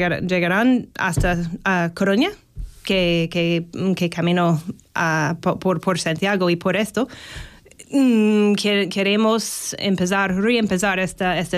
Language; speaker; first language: Spanish; non-native, fluent; English